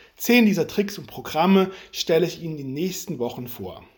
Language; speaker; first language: German; native; German